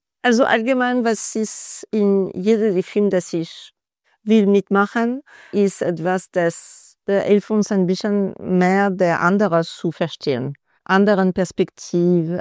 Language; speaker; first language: German; non-native, fluent; French